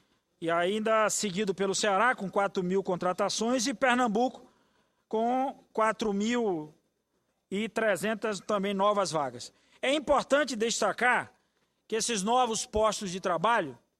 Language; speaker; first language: Portuguese; native; Portuguese